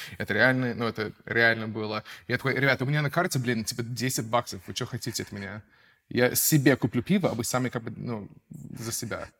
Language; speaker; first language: Russian; non-native, fluent; English